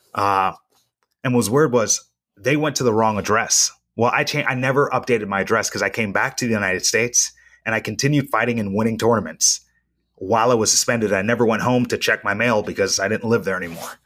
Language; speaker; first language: English; native; English